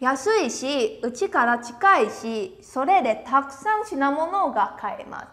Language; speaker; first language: Japanese; non-native, fluent; Vietnamese